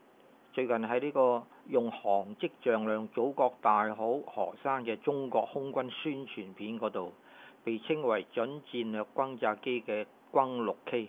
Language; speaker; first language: Chinese; non-native, local second language; Cantonese